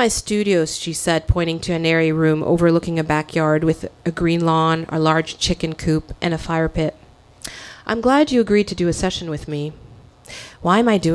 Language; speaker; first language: English; early bilingual, other home language; French